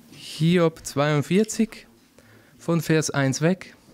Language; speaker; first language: German; native; German